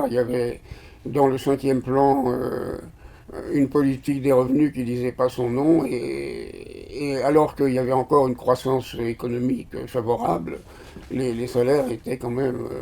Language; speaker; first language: French; native; French